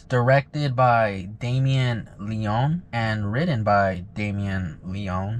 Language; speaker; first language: English; native; English